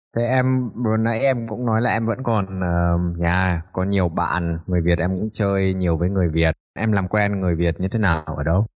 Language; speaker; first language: Vietnamese; native; Vietnamese